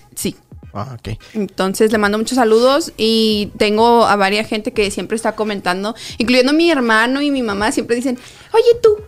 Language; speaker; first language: Spanish; native; Spanish